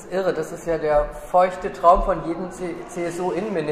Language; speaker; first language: German; native; German